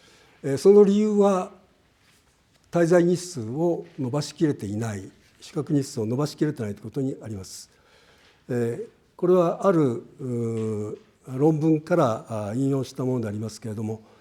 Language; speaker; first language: Japanese; native; Japanese